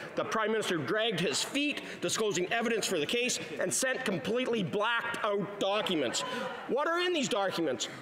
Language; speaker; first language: English; native; English